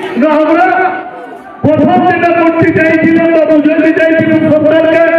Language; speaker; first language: Bangla; native; Bangla